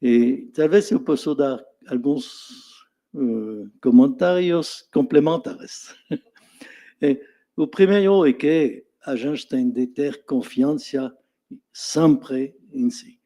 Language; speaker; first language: Portuguese; non-native, fluent; French